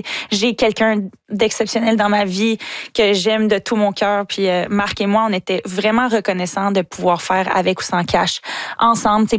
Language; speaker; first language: French; native; French